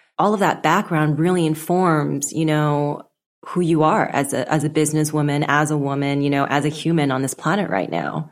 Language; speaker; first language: English; native; English